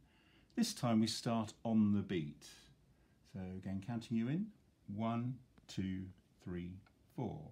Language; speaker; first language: English; native; English